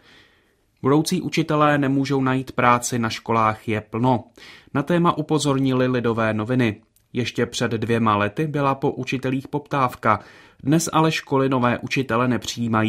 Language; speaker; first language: Czech; native; Czech